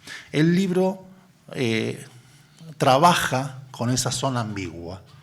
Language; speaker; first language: Spanish; native; Spanish